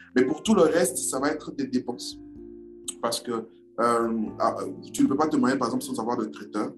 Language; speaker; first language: French; non-native, local second language; Lingala